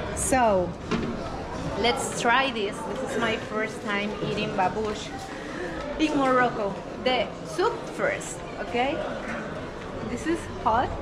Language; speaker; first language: English; non-native, fluent; Spanish